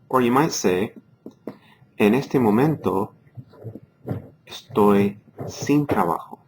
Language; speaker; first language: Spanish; non-native, fluent; English